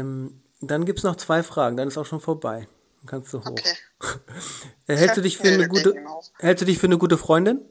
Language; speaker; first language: German; native; German